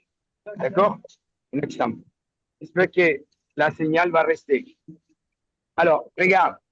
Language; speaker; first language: French; non-native, learner; Spanish